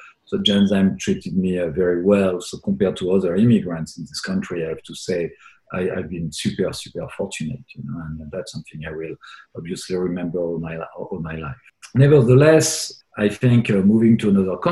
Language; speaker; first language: English; non-native, fluent; French